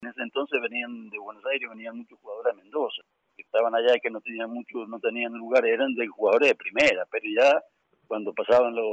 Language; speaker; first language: Spanish; native; Spanish